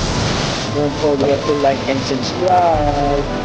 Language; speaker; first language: English; non-native, local second language; Filipino